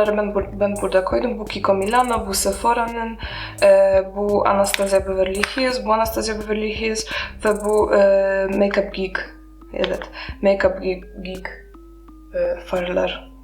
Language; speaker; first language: Turkish; non-native, learner; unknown